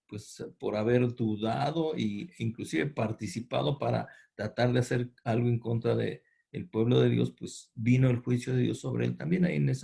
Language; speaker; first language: Spanish; native; Spanish